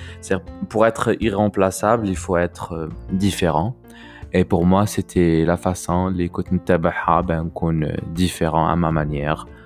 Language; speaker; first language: French; non-native, local second language; Arabic